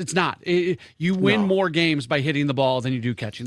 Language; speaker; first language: English; native; English